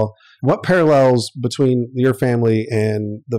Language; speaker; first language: English; native; English